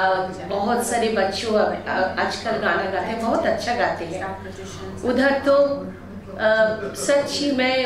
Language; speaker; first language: Hindi; non-native, local second language; Bangla